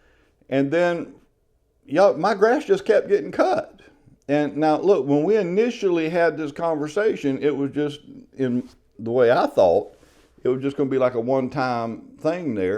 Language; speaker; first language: English; native; English